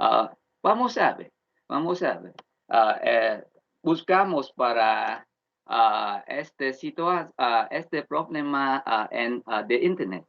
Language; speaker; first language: Spanish; non-native, learner; Vietnamese